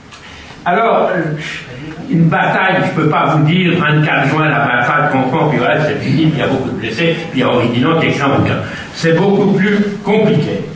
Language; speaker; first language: French; native; French